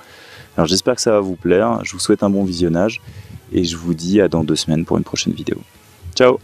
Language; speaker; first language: French; native; French